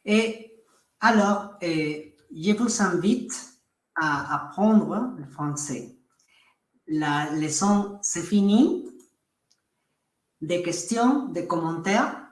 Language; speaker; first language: French; non-native, fluent; Spanish